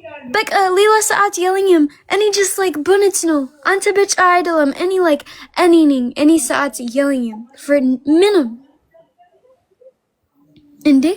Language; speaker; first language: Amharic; early bilingual, heritage; Amharic